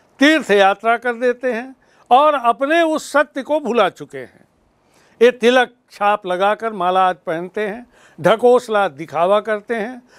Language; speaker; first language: Hindi; native; Hindi